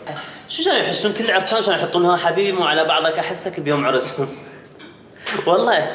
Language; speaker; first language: Arabic; native; Arabic